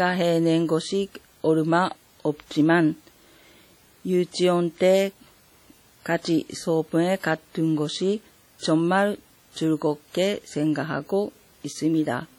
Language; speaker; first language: Korean; non-native, fluent; Japanese